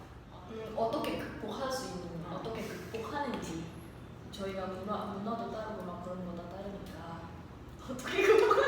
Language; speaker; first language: Korean; non-native, learner; Indonesian